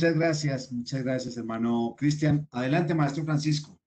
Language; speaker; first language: Spanish; native; Spanish